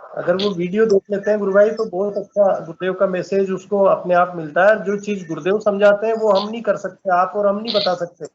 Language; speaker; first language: Hindi; native; Hindi